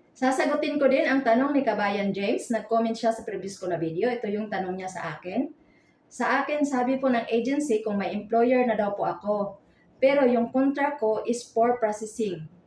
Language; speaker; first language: Filipino; non-native, local second language; Cebuano